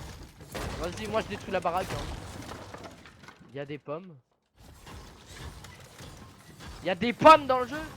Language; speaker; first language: French; native; French